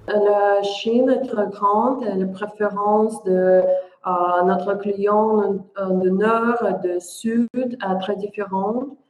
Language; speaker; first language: French; non-native, learner; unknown